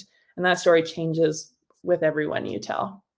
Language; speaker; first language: English; native; English